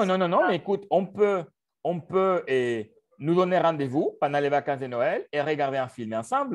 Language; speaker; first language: French; non-native, fluent; Spanish